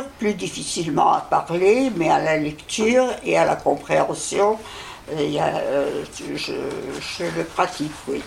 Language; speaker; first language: French; early bilingual, other home language; Yiddish